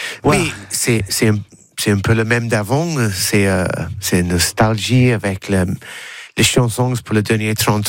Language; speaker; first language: French; non-native, learner; English